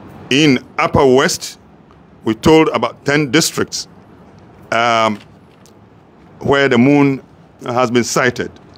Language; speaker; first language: English; non-native, local second language; Hausa